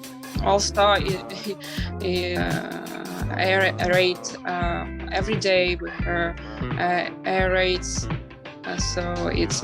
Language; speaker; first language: English; non-native, learner; Ukrainian